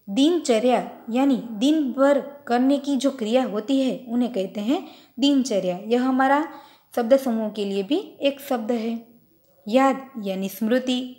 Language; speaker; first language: Hindi; non-native, local second language; Gujarati